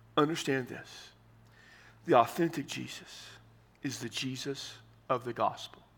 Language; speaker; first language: English; native; English